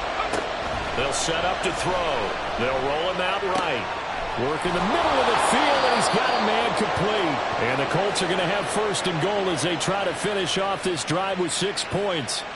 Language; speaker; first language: English; native; English